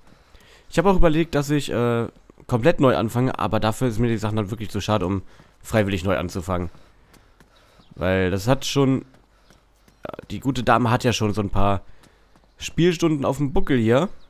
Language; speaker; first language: German; native; German